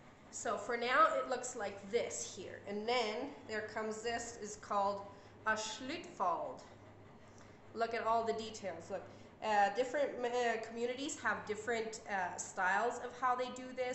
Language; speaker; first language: English; early bilingual, other home language; Plautdietsch